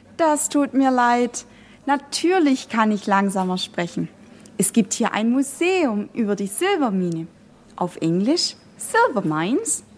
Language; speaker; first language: German; native; German